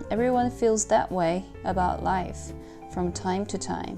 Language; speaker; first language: English; non-native, fluent; Korean